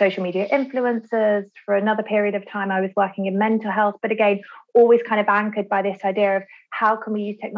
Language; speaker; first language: English; native; English